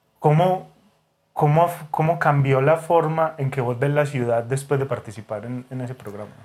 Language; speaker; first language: Spanish; native; Spanish